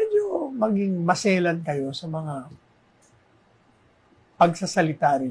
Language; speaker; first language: Filipino; native; Filipino